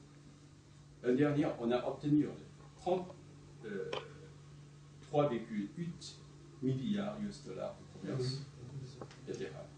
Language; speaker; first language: French; non-native, fluent; Chinese